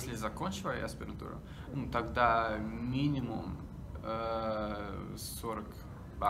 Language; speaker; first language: Russian; non-native, learner; English